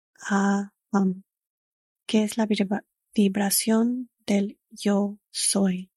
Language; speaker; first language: Spanish; early bilingual, other home language; English